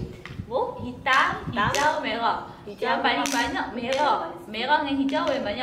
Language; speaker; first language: Korean; non-native, learner; Malay